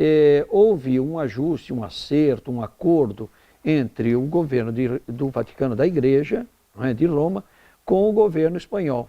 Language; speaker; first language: Portuguese; native; Portuguese